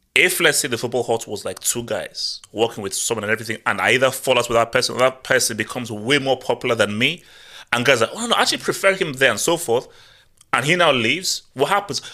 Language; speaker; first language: English; non-native, local second language; Yoruba